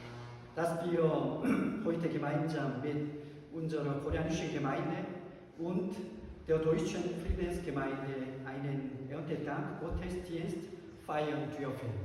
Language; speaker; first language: German; non-native, learner; Korean